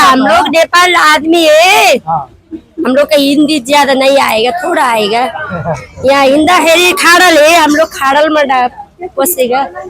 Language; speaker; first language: Hindi; non-native, learner; Nepali